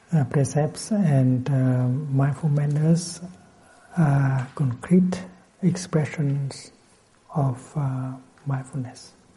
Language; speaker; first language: English; non-native, fluent; Vietnamese